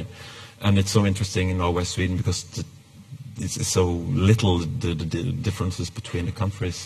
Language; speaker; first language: English; non-native, fluent; Norwegian